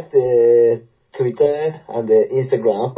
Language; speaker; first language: English; non-native, learner; Japanese